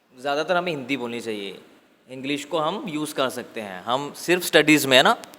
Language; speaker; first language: Hindi; native; Hindi